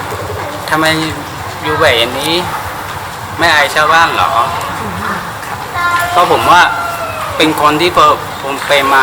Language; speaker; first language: Thai; non-native, fluent; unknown